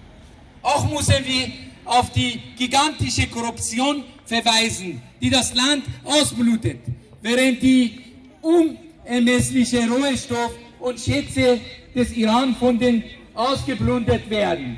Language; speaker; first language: German; non-native, fluent; Persian